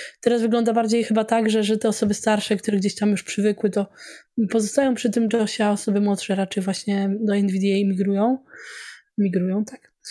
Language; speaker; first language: Polish; native; Polish